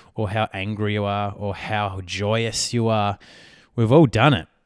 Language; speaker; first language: English; native; English